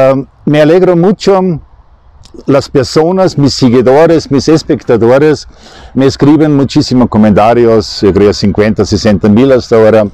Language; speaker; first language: Spanish; non-native, learner; German